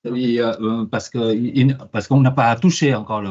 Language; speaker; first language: French; non-native, fluent; Vietnamese